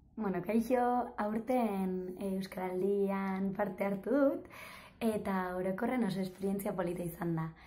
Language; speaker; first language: Basque; non-native, local second language; Spanish